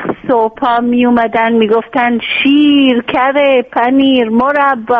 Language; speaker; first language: Persian; early bilingual, heritage; Persian